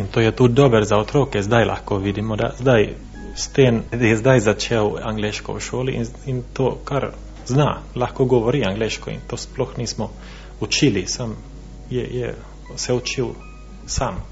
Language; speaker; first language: Slovenian; non-native, fluent; Finnish